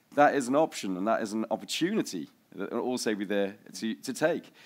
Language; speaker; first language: English; native; English